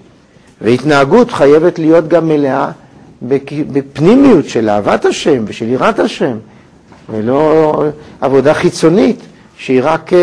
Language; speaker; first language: Hebrew; native; Hebrew